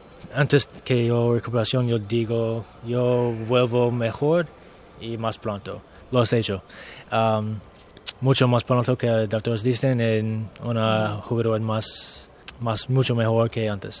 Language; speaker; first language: Spanish; non-native, learner; English